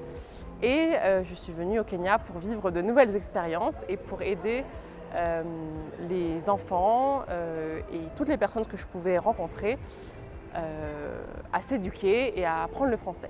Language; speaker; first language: French; native; French